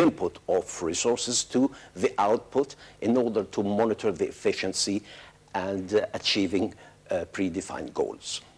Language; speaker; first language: English; non-native, fluent; Arabic